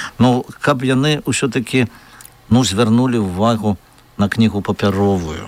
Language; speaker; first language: Belarusian; native; Belarusian